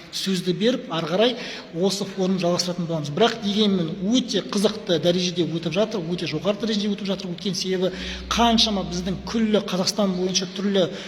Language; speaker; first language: Kazakh; non-native, local second language; Russian